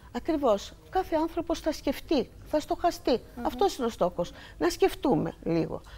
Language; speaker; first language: Greek; native; Greek